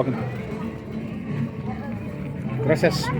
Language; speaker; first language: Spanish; non-native, learner; English